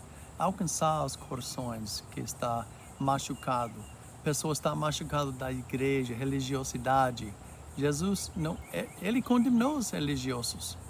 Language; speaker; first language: Portuguese; non-native, fluent; English